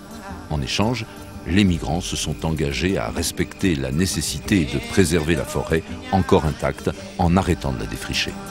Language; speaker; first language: French; native; French